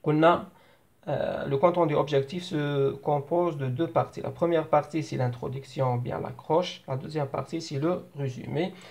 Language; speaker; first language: French; non-native, local second language; Arabic